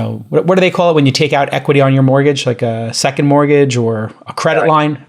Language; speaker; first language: English; native; English